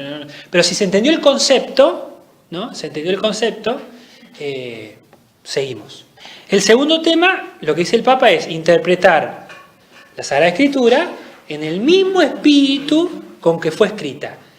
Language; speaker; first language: Spanish; native; Spanish